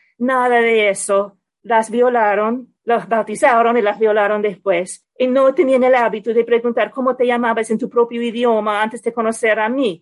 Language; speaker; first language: Spanish; non-native, fluent; English